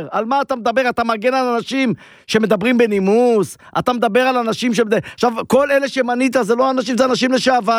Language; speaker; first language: Hebrew; native; Hebrew